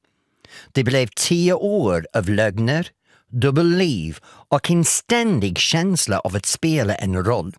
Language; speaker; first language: Swedish; non-native, fluent; English